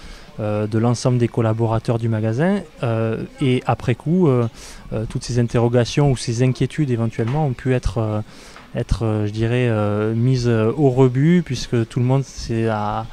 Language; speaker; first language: French; native; French